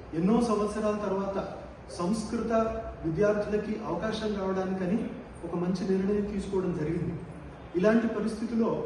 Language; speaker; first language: Telugu; native; Telugu